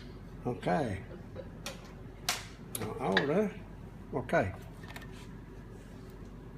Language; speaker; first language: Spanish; non-native, learner; English